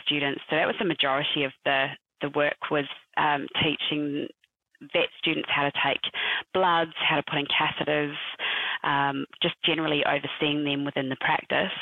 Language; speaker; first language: English; native; English